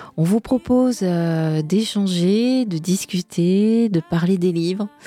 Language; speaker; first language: French; native; French